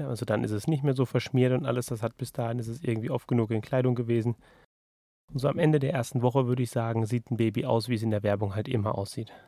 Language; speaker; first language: German; native; German